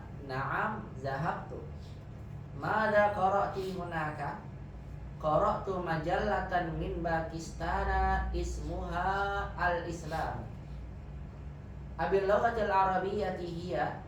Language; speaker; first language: Arabic; non-native, fluent; Indonesian